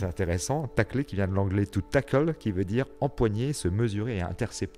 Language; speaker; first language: French; native; French